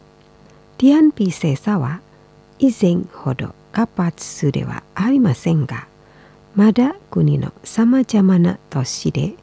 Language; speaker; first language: Japanese; non-native, fluent; Indonesian